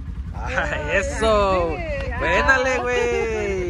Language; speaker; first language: Spanish; native; Spanish